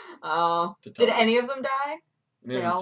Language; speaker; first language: English; native; English